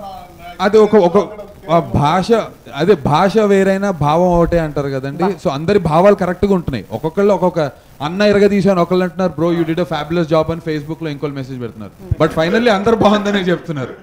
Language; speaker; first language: Telugu; native; Telugu